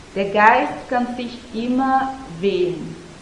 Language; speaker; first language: German; non-native, learner; Portuguese